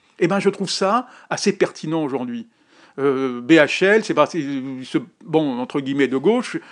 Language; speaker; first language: French; native; French